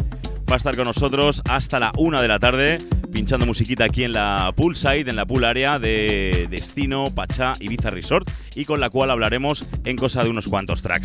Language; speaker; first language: Spanish; native; Spanish